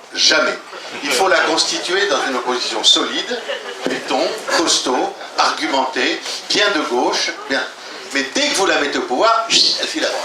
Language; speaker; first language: French; native; French